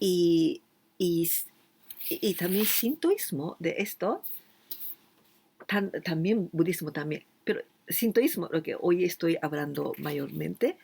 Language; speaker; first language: Spanish; non-native, fluent; Japanese